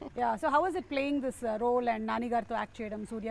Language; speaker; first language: Telugu; native; Telugu